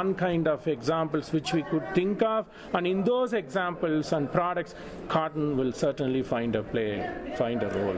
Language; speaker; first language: English; non-native, local second language; Tamil